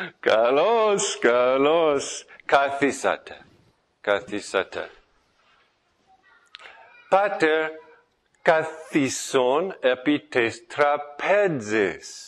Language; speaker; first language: Greek; non-native, fluent; English